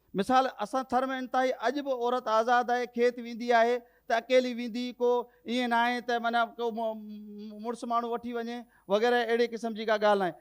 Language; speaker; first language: Sindhi; native; Sindhi